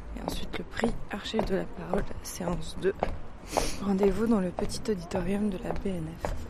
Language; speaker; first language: French; native; French